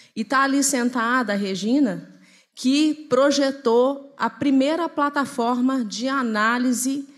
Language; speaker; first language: Portuguese; native; Portuguese